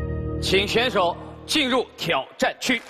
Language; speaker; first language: Chinese; native; Chinese